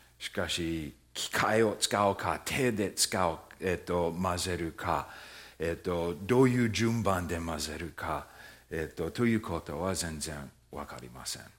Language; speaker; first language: Japanese; non-native, fluent; English